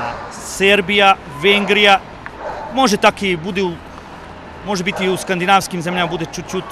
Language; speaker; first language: Russian; non-native, learner; Serbian